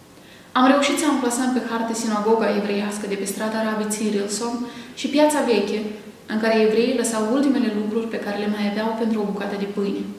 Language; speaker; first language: Romanian; native; Romanian